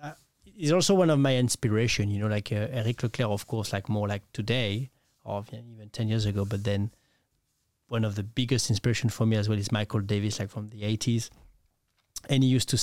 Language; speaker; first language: English; non-native, fluent; French